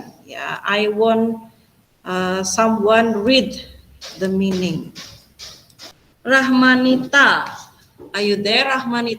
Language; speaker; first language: English; non-native, fluent; Indonesian